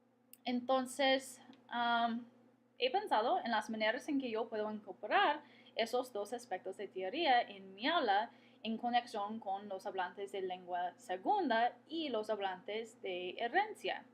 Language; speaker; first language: Spanish; non-native, fluent; English